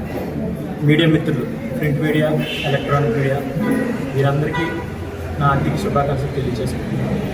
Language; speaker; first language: Telugu; native; Telugu